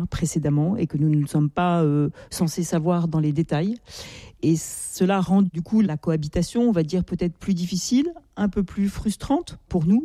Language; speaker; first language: French; native; French